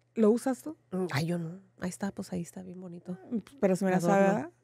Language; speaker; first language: Spanish; native; Spanish